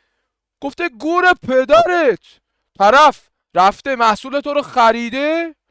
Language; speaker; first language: Persian; native; Persian